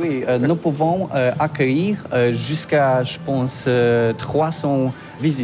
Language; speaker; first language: French; non-native, learner; Polish